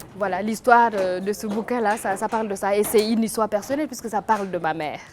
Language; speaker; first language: French; non-native, local second language; Mossi